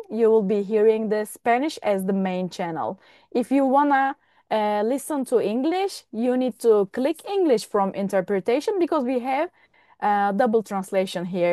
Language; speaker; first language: English; non-native, fluent; Turkish